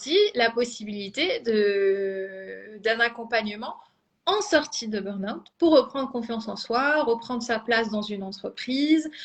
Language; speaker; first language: French; native; French